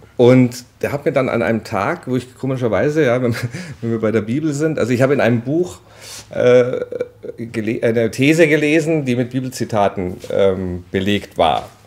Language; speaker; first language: German; native; German